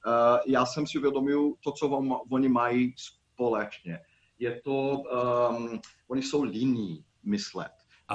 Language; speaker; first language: Czech; non-native, fluent; Portuguese